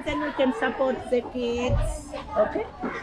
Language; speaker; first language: English; non-native, local second language; Swahili